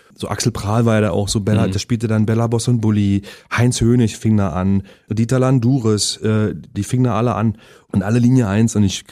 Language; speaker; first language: German; native; German